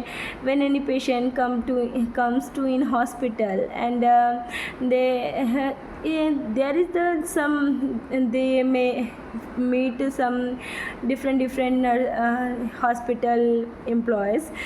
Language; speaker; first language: English; non-native, learner; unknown